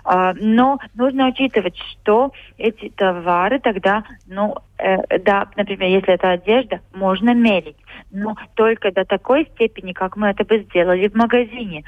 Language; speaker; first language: Russian; non-native, local second language; Latvian